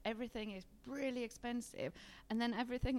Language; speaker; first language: English; non-native, fluent; Icelandic